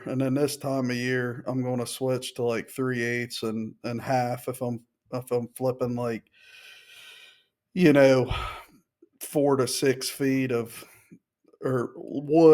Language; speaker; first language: English; native; English